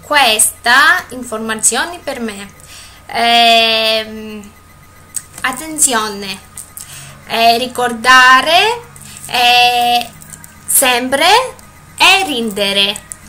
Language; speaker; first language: Italian; non-native, learner; Greek